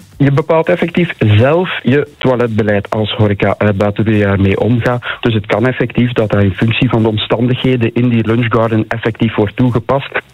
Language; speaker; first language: Dutch; native; Dutch